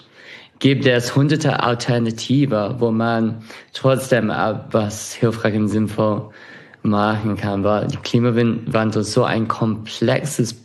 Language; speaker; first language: German; non-native, fluent; English